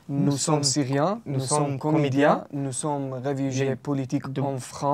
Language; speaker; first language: French; non-native, learner; Arabic